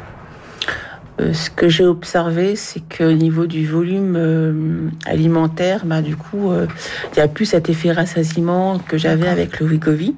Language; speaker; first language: French; native; French